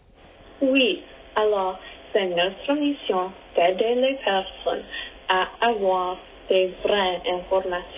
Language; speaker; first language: French; non-native, learner; English